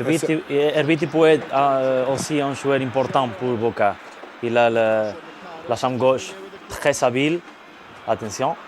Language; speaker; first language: French; non-native, fluent; Spanish